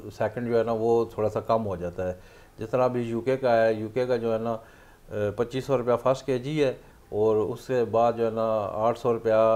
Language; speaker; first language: Urdu; non-native, local second language; Punjabi